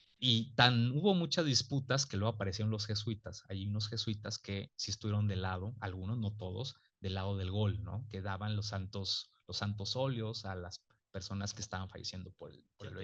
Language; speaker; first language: Spanish; native; Spanish